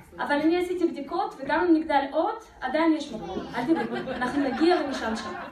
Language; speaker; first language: Hebrew; non-native, fluent; Russian